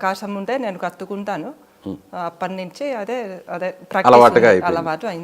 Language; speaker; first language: Telugu; non-native, fluent; Finnish